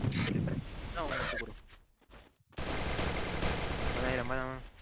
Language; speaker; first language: Spanish; native; Spanish